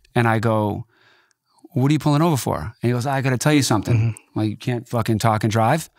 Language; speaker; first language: English; native; English